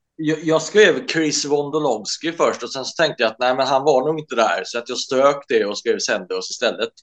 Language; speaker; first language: Swedish; native; Swedish